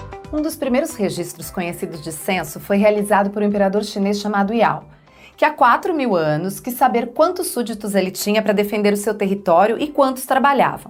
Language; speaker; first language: Portuguese; native; Portuguese